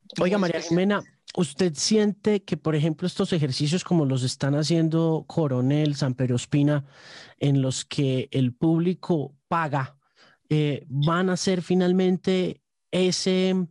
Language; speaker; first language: Spanish; native; Spanish